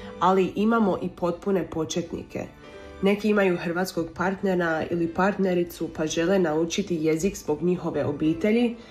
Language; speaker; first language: Croatian; early bilingual, heritage; Croatian